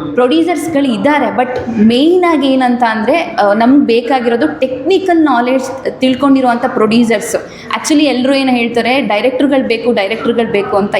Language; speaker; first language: Kannada; native; Kannada